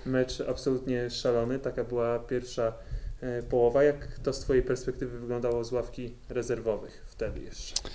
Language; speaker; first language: Polish; native; Polish